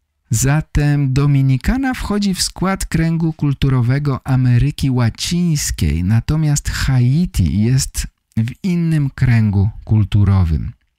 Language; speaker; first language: Polish; native; Polish